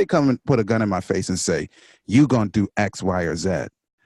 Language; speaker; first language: English; native; English